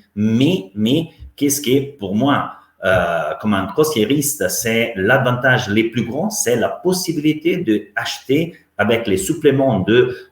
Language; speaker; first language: French; non-native, fluent; Italian